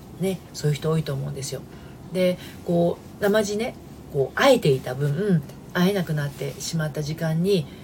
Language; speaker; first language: Japanese; native; Japanese